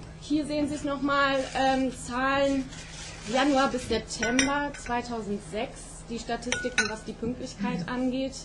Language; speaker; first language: German; native; German